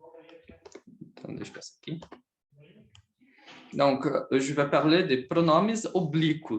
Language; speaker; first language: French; non-native, learner; Portuguese